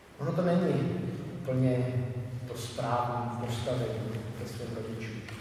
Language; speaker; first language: Czech; native; Czech